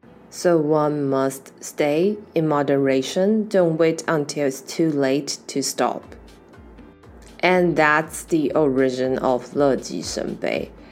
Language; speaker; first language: English; non-native, fluent; Chinese